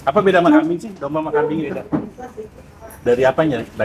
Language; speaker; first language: Indonesian; native; Indonesian